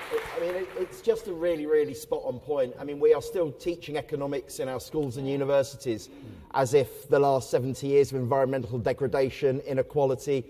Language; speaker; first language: English; native; English